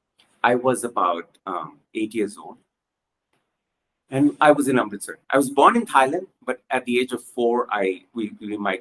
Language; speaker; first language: English; non-native, local second language; Punjabi